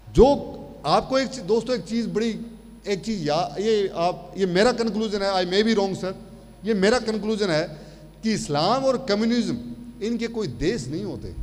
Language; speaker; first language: Hindi; native; Hindi